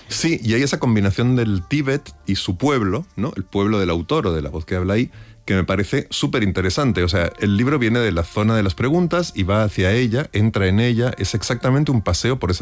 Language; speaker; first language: Spanish; native; Spanish